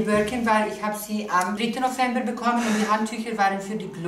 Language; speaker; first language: German; non-native, local second language; Italian